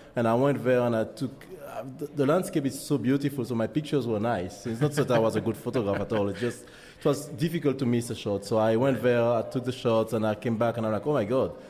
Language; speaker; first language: English; non-native, fluent; French